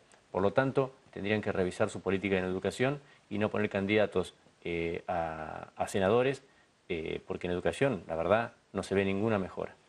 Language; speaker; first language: Spanish; native; Spanish